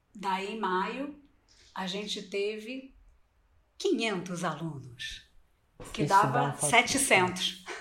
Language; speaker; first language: Portuguese; non-native, local second language; Spanish